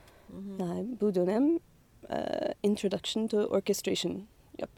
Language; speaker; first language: Turkish; non-native, learner; English